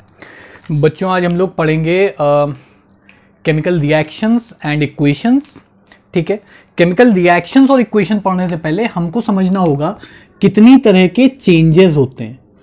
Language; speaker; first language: Hindi; native; Hindi